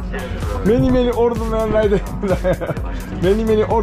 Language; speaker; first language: English; non-native, learner; Japanese